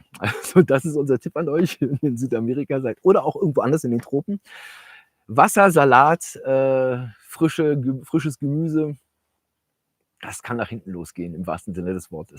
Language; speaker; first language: German; native; German